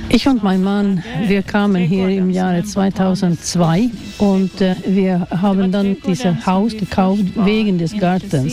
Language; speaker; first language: German; non-native, fluent; Swedish